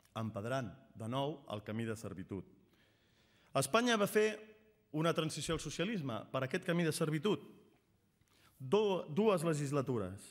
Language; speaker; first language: Catalan; native; Catalan